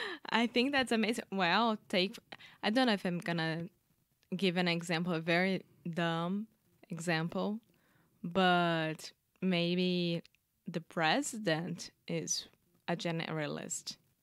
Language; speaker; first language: English; non-native, fluent; Portuguese